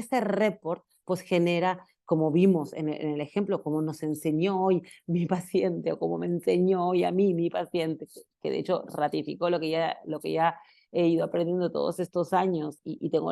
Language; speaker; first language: Spanish; native; Spanish